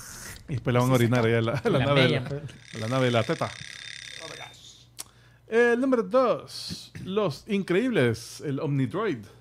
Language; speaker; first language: Spanish; native; Spanish